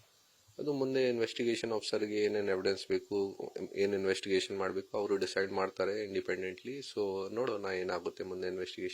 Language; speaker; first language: Kannada; non-native, fluent; Hindi